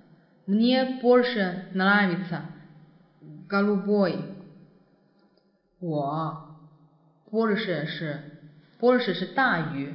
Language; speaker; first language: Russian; non-native, fluent; Chinese